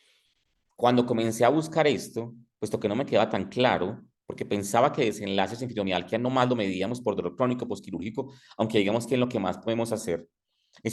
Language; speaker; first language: Spanish; native; Spanish